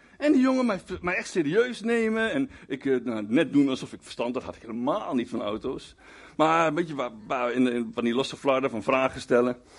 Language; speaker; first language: Dutch; native; Dutch